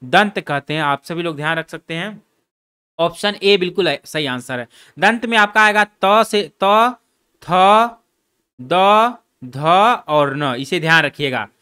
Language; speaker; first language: Hindi; native; Hindi